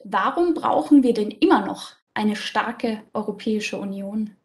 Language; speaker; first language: German; native; German